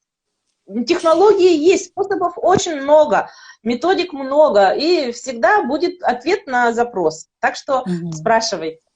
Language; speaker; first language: Russian; native; Russian